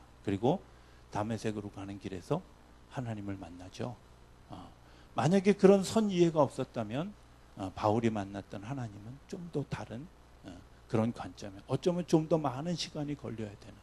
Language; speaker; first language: Korean; native; Korean